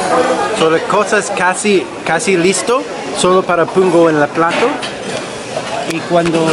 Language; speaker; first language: Spanish; non-native, learner; English